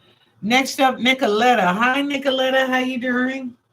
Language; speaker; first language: English; native; English